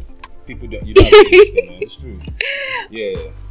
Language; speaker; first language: English; non-native, local second language; Akan